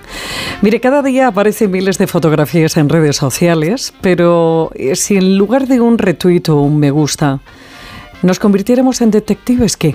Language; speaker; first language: Spanish; native; Spanish